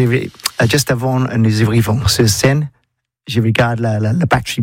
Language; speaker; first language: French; non-native, learner; English